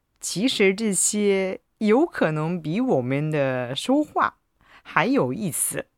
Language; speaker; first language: Chinese; non-native, fluent; Japanese